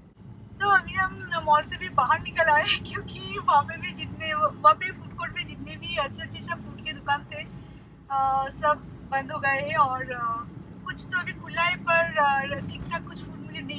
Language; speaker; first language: Hindi; non-native, local second language; Bangla